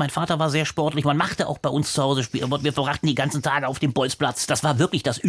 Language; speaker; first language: German; native; German